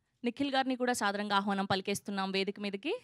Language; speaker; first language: Telugu; native; Telugu